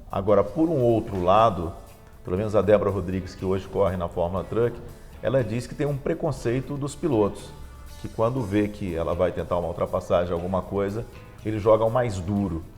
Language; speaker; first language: Portuguese; native; Portuguese